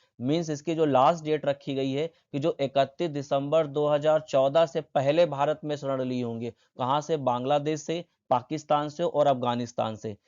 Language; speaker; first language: Hindi; native; Hindi